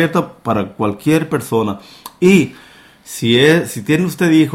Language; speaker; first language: Spanish; native; Spanish